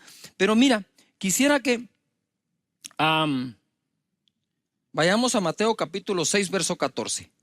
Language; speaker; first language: Spanish; native; Spanish